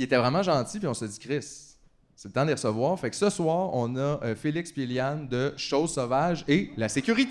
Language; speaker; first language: French; native; French